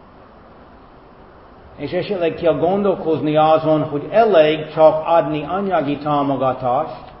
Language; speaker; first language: Hungarian; non-native, fluent; English